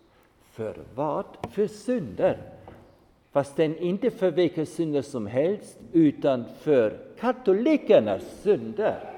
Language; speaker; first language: Swedish; non-native, fluent; German